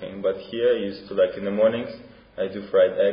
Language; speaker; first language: English; non-native, fluent; Russian